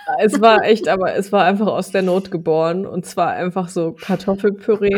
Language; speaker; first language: German; native; German